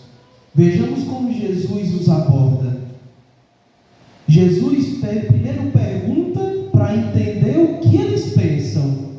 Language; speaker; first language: Portuguese; native; Portuguese